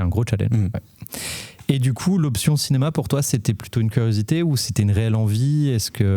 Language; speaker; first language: French; native; French